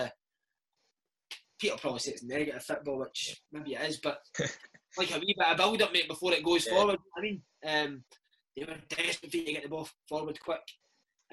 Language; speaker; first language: English; native; English